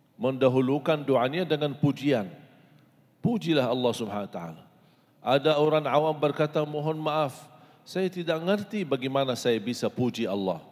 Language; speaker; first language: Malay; non-native, fluent; Arabic